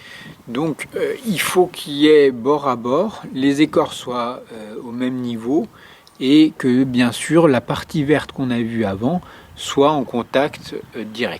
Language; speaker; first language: French; native; French